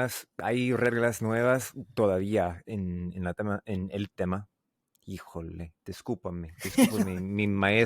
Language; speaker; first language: Spanish; non-native, learner; English